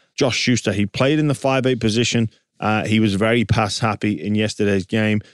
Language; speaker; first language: English; native; English